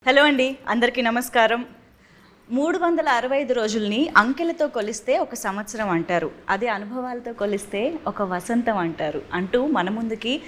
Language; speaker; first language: Telugu; native; Telugu